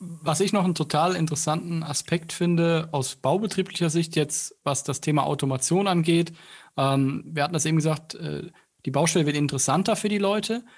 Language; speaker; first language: German; native; German